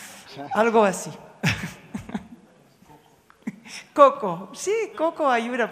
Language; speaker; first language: Spanish; non-native, fluent; Dutch